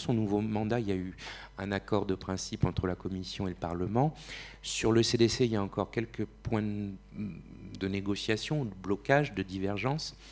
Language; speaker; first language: French; native; French